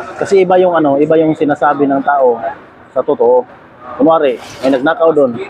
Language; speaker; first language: Filipino; non-native, local second language; Cebuano